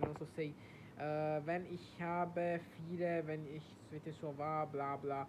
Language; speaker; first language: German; non-native, learner; Italian